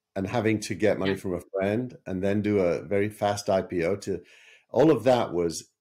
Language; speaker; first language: English; native; English